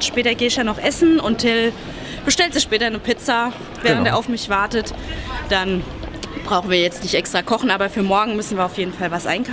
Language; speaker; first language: German; native; German